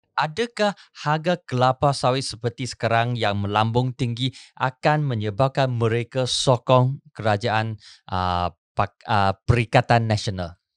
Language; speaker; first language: Malay; non-native, local second language; Chinese